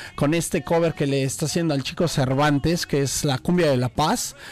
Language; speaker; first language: Spanish; native; Spanish